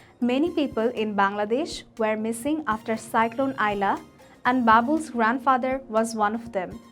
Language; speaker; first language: English; non-native, local second language; Bangla